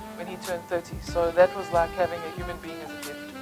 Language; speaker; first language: English; native; English